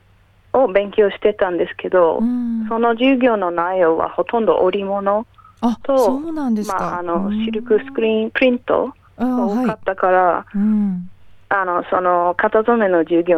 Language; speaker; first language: Japanese; non-native, fluent; English